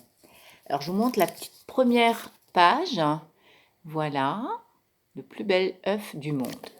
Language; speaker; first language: French; native; French